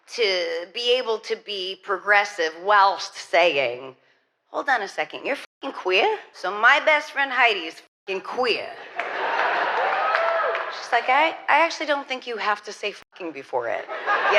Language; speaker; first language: English; native; English